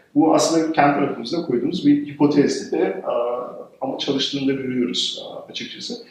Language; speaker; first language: Turkish; early bilingual, heritage; Turkish